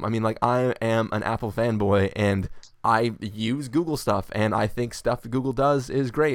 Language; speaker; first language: English; native; English